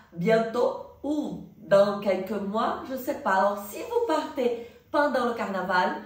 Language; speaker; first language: French; non-native, fluent; Portuguese